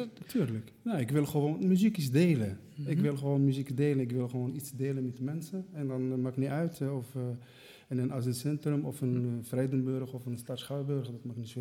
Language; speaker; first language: Dutch; non-native, fluent; Arabic